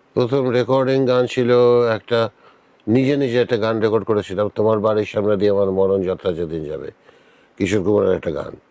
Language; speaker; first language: Bangla; native; Bangla